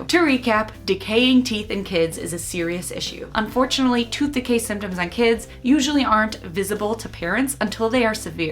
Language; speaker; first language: English; native; English